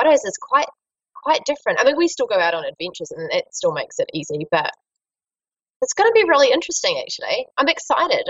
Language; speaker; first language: English; native; English